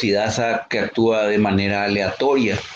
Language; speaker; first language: Spanish; native; Spanish